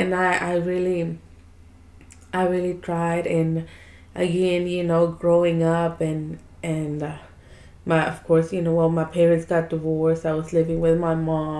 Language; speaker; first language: English; early bilingual, other home language; Spanish